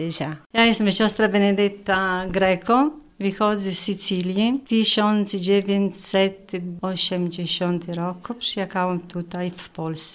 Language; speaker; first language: Polish; non-native, fluent; Italian